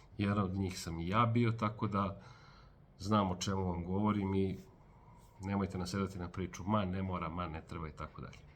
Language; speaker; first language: Bosnian; native; Bosnian